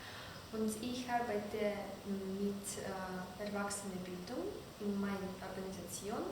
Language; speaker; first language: German; non-native, learner; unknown